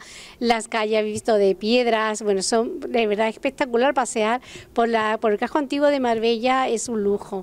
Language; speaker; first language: Spanish; native; Spanish